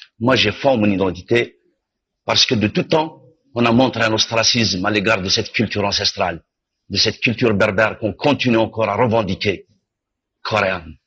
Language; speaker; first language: French; non-native, local second language; Kabyle